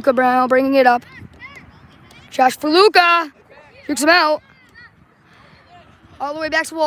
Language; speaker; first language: English; native; English